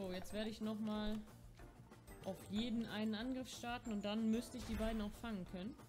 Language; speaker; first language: German; native; German